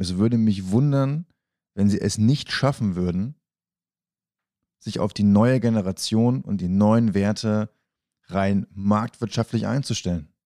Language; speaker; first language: German; native; German